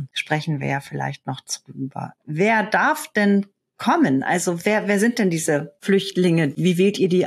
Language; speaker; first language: German; native; German